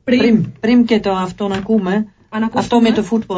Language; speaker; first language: Greek; non-native, learner; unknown